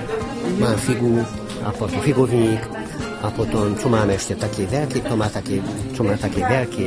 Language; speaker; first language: Slovak; non-native, local second language; Hungarian